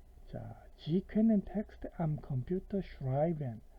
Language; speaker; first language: German; non-native, fluent; Korean